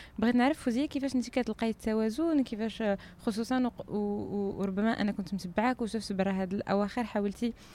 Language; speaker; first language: Arabic; native; Arabic